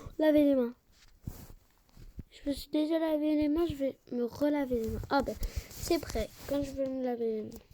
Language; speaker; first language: French; native; French